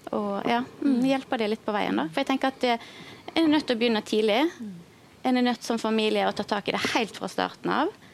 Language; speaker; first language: Norwegian; native; Norwegian